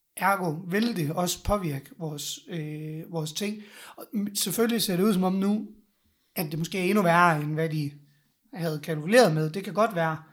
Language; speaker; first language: Danish; native; Danish